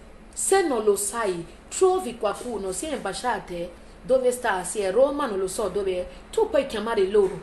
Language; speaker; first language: Italian; non-native, learner; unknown